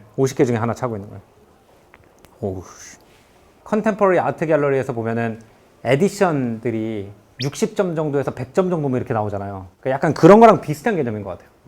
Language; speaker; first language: Korean; native; Korean